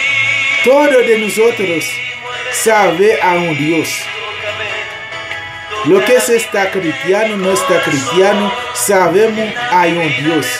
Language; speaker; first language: Spanish; non-native, learner; Haitian Creole